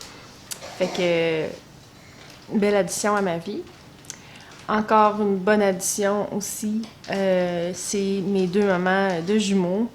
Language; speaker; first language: French; native; French